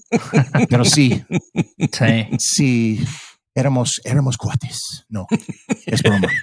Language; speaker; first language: Spanish; early bilingual, heritage; English